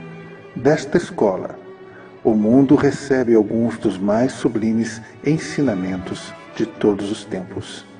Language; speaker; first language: Portuguese; native; Portuguese